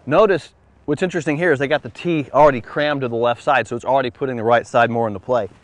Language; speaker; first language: English; native; English